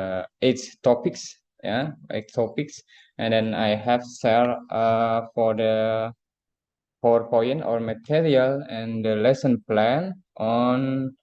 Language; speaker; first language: English; non-native, fluent; Indonesian